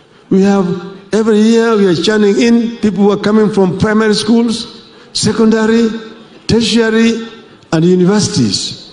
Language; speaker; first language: English; non-native, local second language; Luo (Kenya and Tanzania)